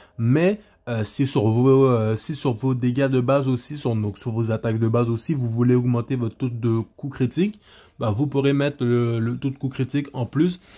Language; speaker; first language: French; native; French